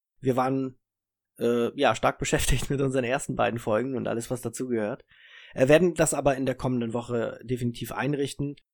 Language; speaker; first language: German; early bilingual, other home language; Italian